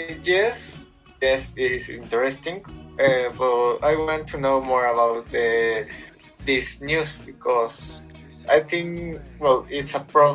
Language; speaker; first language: English; non-native, learner; Spanish